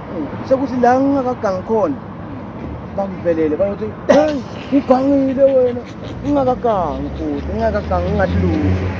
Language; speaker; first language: Zulu; native; Zulu